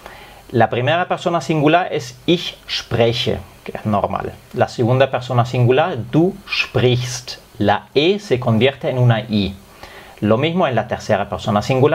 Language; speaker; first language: Spanish; non-native, fluent; German